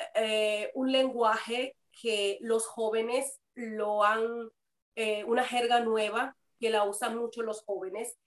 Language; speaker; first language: Spanish; native; Spanish